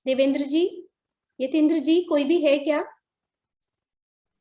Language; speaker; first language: Hindi; native; Hindi